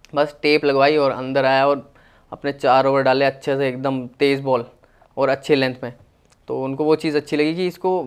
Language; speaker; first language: Hindi; native; Hindi